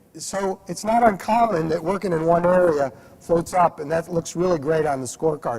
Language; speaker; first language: English; native; English